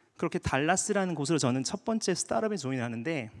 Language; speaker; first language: Korean; native; Korean